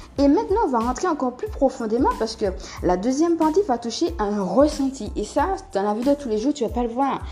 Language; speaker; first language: French; native; French